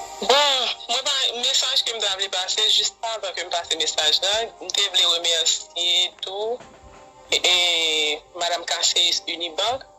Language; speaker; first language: Haitian Creole; native; Haitian Creole